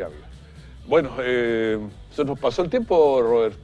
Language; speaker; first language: Spanish; native; Spanish